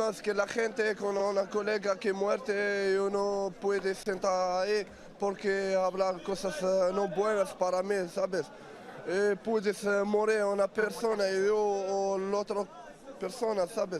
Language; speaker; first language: Spanish; non-native, learner; Arabic